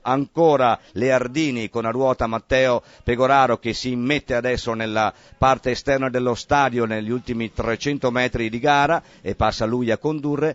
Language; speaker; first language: Italian; native; Italian